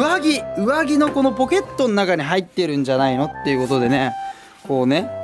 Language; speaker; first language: Japanese; native; Japanese